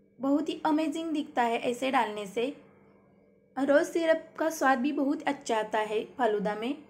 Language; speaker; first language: Hindi; non-native, local second language; Marathi